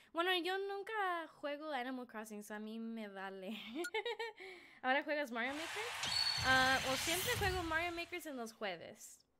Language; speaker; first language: Spanish; early bilingual, heritage; Spanish